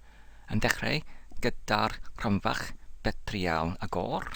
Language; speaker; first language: Welsh; non-native, fluent; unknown